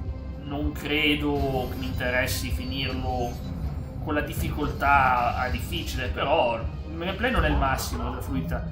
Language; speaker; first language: Italian; native; Italian